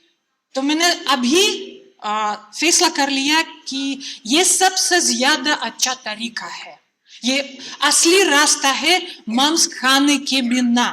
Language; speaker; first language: Hindi; non-native, fluent; Russian